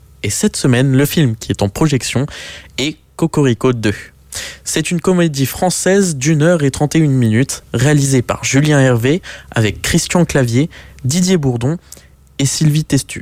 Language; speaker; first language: French; native; French